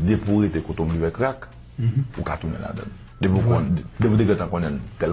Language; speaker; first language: Haitian Creole; native; Haitian Creole